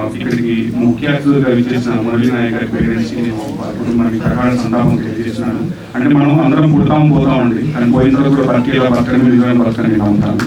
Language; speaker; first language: Telugu; native; Telugu